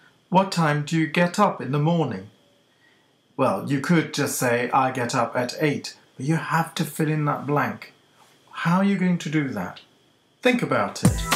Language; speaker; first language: English; native; English